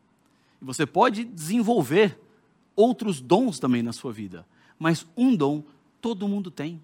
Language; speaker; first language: Portuguese; native; Portuguese